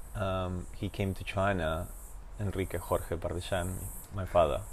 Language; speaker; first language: English; non-native, fluent; Spanish